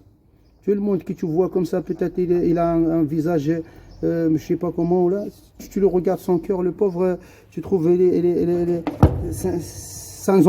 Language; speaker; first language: French; non-native, fluent; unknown